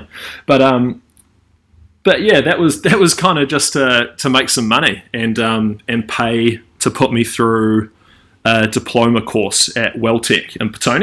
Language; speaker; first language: English; native; English